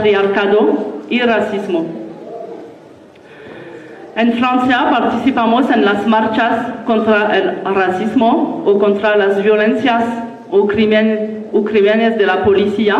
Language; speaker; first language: Spanish; non-native, learner; French